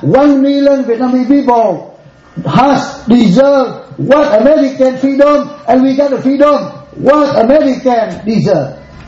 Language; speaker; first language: English; non-native, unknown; Vietnamese